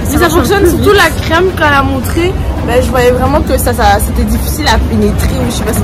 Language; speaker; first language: French; native; French